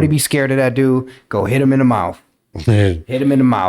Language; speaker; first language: English; native; English